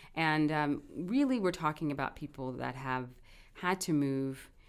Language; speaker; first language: English; native; English